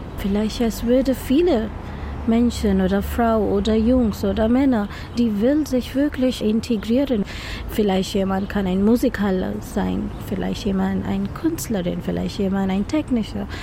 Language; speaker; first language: German; non-native, learner; Bangla